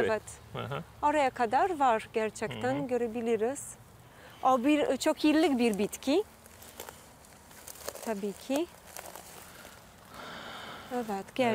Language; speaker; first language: Turkish; non-native, fluent; Polish